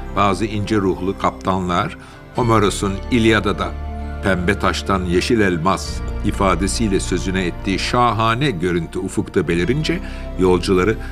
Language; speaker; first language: Turkish; native; Turkish